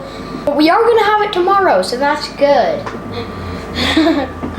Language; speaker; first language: English; native; English